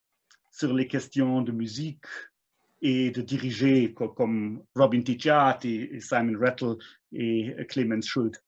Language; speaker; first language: French; non-native, fluent; German